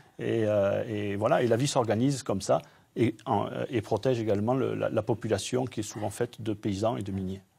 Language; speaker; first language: French; native; French